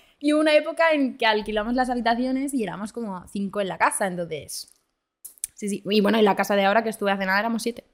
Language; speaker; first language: Spanish; early bilingual, other home language; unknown